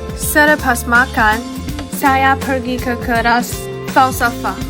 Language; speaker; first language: Malay; non-native, learner; Chinese